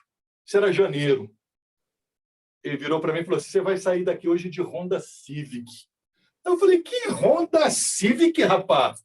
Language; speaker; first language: Portuguese; native; Portuguese